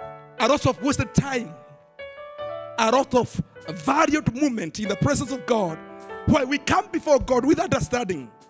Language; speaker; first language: English; non-native, local second language; Swahili